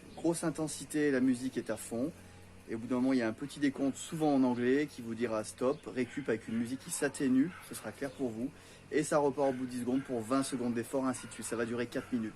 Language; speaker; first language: French; native; French